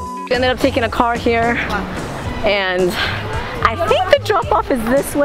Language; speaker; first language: English; early bilingual, other home language; Spanish